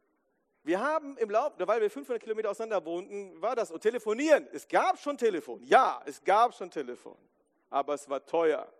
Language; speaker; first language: German; native; German